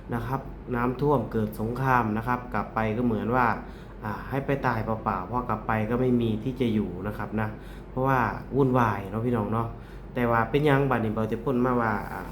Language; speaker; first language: Thai; native; Thai